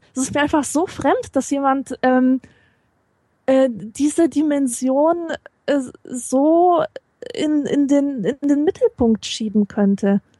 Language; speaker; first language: German; native; German